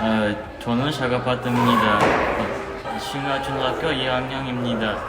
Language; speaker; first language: Korean; non-native, learner; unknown